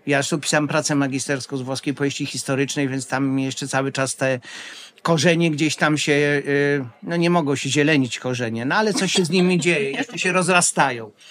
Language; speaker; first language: Polish; native; Polish